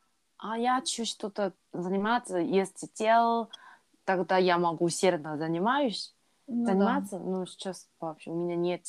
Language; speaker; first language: Russian; non-native, learner; Korean